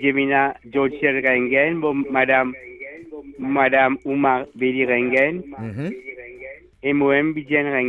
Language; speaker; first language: French; non-native, local second language; Morisyen